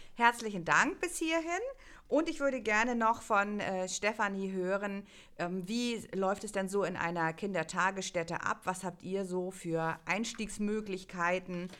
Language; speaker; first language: German; native; German